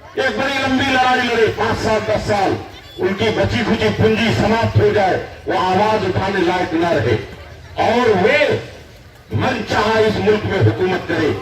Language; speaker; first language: Hindi; native; Hindi